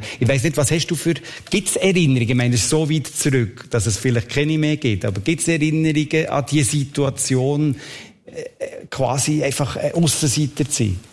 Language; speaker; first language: German; native; German